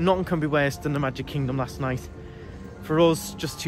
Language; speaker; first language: English; native; English